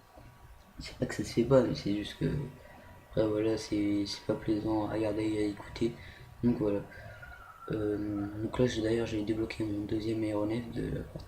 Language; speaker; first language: French; native; French